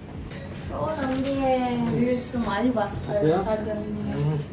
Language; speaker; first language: Korean; non-native, learner; Filipino